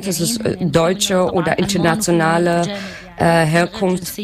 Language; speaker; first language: German; non-native, learner; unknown